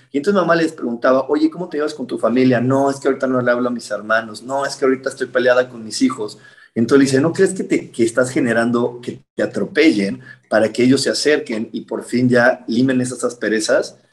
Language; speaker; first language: Spanish; native; Spanish